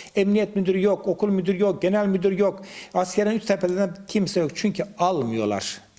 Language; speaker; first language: Turkish; native; Turkish